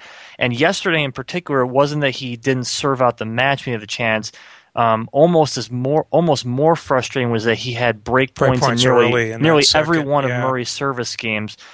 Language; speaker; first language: English; native; English